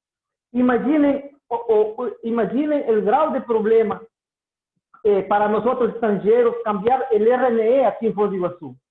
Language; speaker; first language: Portuguese; non-native, learner; Spanish